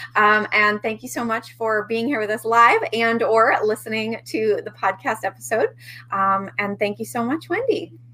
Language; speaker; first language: English; native; English